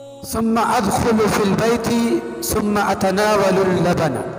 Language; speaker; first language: Arabic; non-native, learner; Urdu